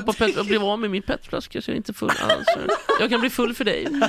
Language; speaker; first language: Swedish; native; Swedish